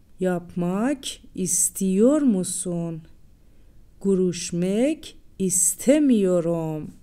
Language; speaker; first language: Turkish; non-native, fluent; Persian